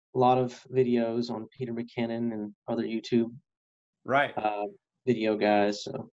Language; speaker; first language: English; native; English